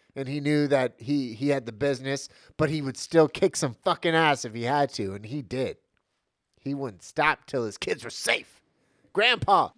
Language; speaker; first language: English; native; English